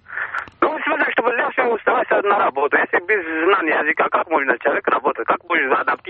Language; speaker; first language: Russian; non-native, learner; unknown